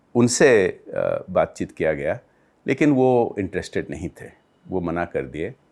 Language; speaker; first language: Hindi; non-native, local second language; Odia